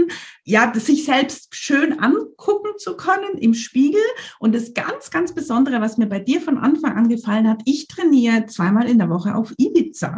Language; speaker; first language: German; native; German